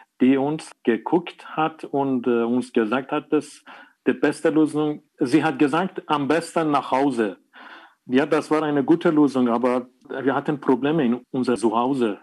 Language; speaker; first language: German; non-native, learner; Persian